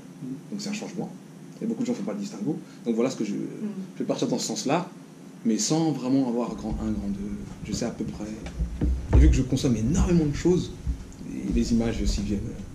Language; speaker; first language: French; native; French